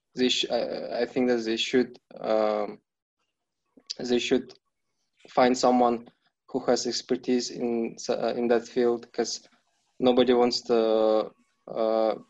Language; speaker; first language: English; non-native, fluent; Kazakh